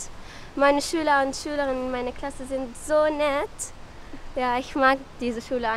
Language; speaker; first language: German; non-native, learner; Arabic